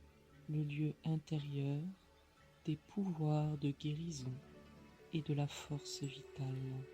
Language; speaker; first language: French; native; French